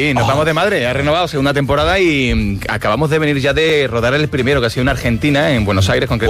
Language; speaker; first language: Spanish; native; Spanish